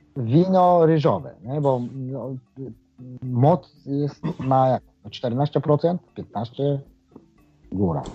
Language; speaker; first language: Polish; non-native, fluent; Japanese